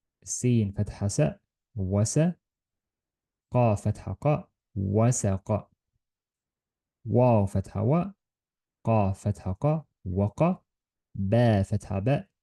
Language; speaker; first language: Arabic; non-native, learner; Estonian